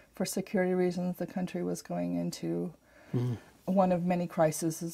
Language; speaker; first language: English; native; English